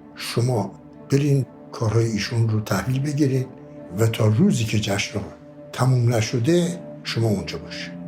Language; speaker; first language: Persian; native; Persian